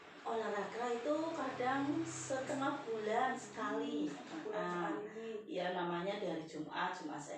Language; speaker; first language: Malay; non-native, local second language; Javanese